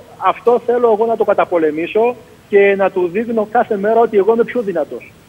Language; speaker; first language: Greek; native; Greek